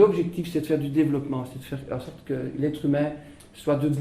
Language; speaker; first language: French; native; French